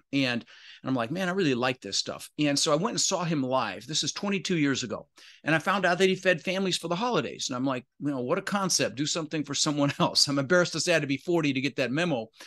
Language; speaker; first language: English; native; English